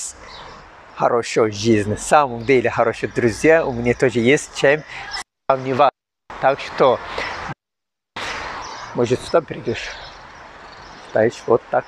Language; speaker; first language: Russian; non-native, learner; Turkish